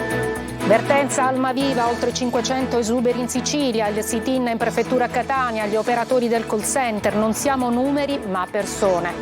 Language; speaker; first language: Italian; native; Italian